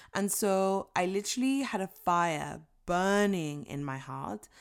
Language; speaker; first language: English; non-native, local second language; Yoruba